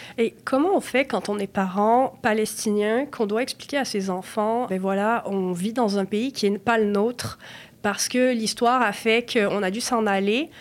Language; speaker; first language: French; native; French